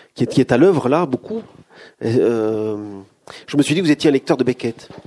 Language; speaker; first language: French; native; French